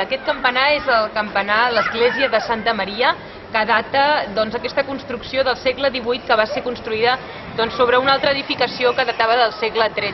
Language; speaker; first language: Catalan; native; Catalan